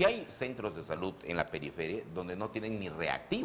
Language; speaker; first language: Spanish; native; Spanish